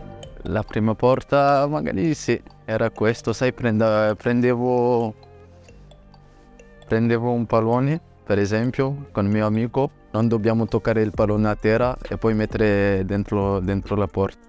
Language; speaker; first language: Italian; non-native, fluent; French